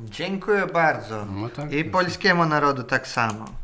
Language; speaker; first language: Polish; non-native, fluent; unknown